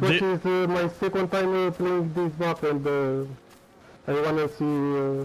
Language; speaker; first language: English; non-native, learner; Romanian